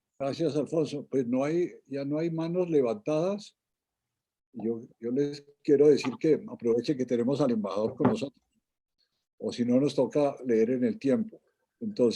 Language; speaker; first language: Spanish; native; Spanish